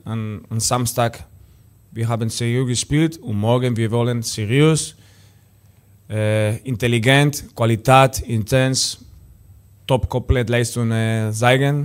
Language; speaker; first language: German; non-native, learner; Spanish